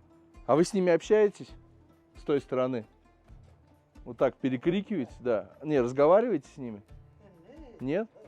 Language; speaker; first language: Russian; native; Russian